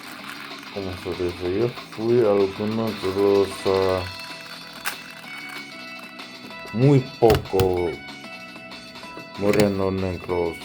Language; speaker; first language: Spanish; non-native, learner; English